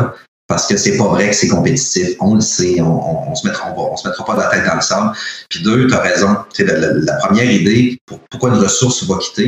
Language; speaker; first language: French; native; French